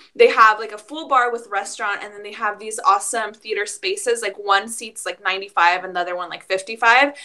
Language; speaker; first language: English; early bilingual, other home language; Spanish